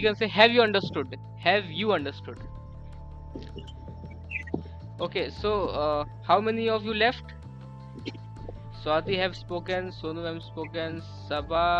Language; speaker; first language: English; non-native, local second language; Hindi